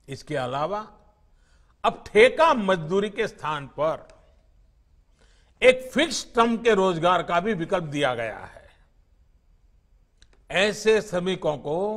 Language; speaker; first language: Hindi; non-native, local second language; Gujarati